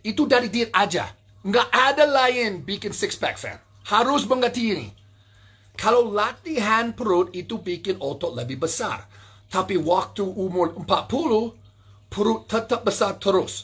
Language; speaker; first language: Indonesian; non-native, learner; English